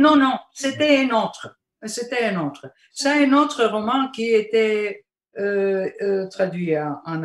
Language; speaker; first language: French; non-native, fluent; Bulgarian